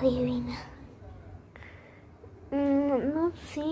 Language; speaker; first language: Spanish; native; Spanish